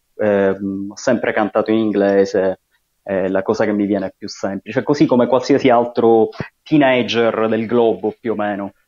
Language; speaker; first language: Italian; native; Italian